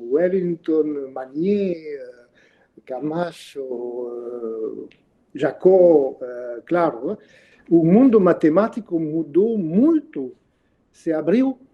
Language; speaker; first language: Portuguese; non-native, fluent; French